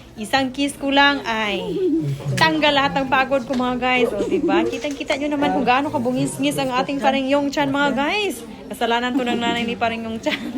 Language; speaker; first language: Filipino; non-native, local second language; Cebuano